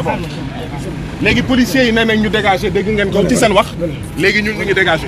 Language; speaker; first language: French; non-native, local second language; Wolof